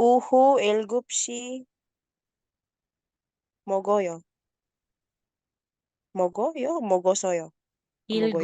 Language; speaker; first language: Korean; non-native, learner; Filipino